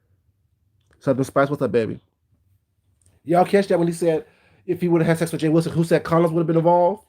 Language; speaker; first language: English; native; English